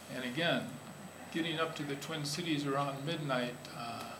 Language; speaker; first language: English; native; English